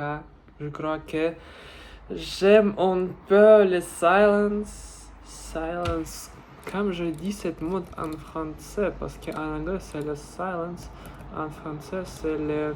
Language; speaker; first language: French; non-native, learner; Russian